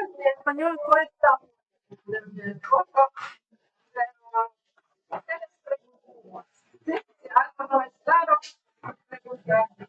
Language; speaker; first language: Spanish; non-native, learner; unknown